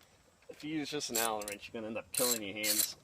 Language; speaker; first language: English; native; English